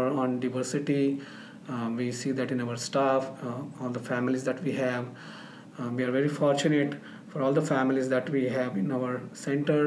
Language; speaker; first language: English; non-native, local second language; Marathi